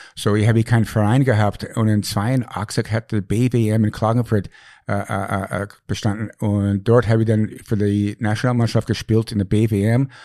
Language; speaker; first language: German; non-native, fluent; English